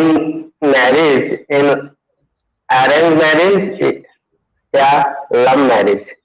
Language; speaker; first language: English; non-native, learner; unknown